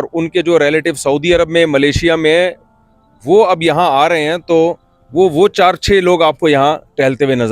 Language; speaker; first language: Urdu; native; Urdu